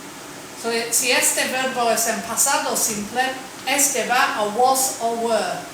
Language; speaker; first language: Spanish; non-native, fluent; English